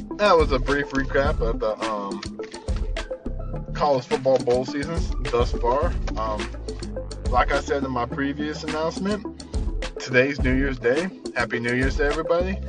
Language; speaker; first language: English; native; English